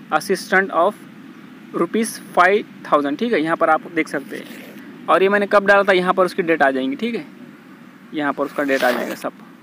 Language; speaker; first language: Hindi; non-native, local second language; Marathi